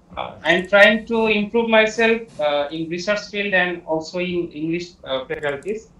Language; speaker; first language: English; non-native, learner; Bangla